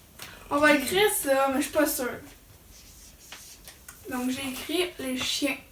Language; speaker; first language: French; native; French